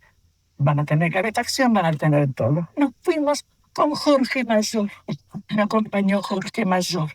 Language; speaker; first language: Spanish; native; Spanish